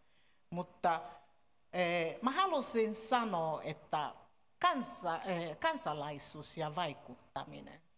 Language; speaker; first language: Finnish; non-native, learner; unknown